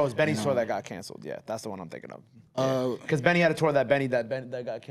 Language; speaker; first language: English; native; English